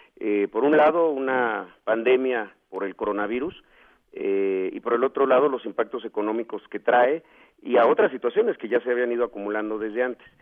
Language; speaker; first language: Spanish; native; Spanish